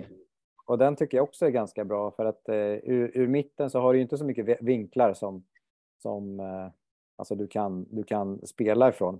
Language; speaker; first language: Swedish; native; Swedish